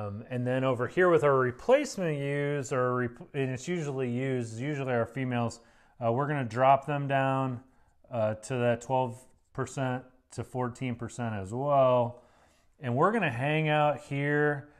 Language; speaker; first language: English; native; English